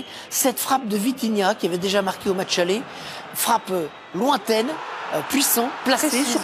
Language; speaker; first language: French; native; French